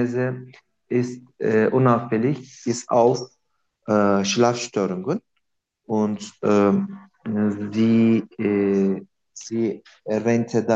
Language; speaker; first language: German; non-native, learner; Turkish